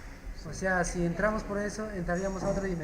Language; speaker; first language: Spanish; native; Spanish